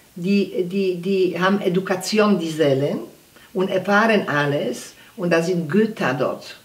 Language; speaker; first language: German; non-native, learner; Polish